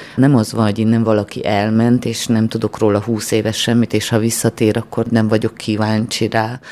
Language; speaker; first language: Hungarian; native; Hungarian